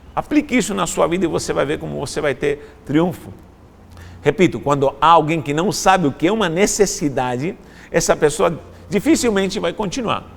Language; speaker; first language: Portuguese; non-native, fluent; Spanish